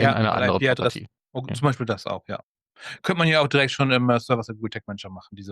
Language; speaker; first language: German; native; German